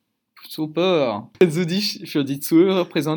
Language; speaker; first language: German; non-native, learner; French